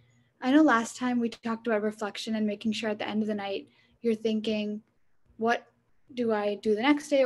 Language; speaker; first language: English; early bilingual, other home language; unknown